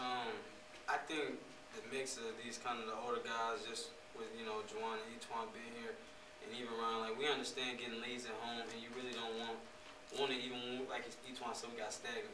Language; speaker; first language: English; native; English